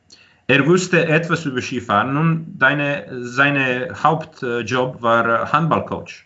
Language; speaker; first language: German; non-native, fluent; Croatian